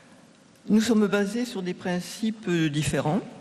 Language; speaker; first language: French; native; French